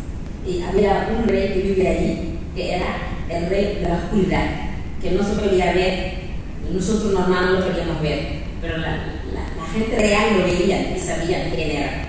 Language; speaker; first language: Spanish; non-native, learner; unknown